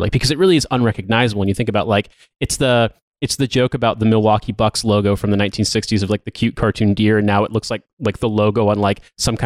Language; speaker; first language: English; native; English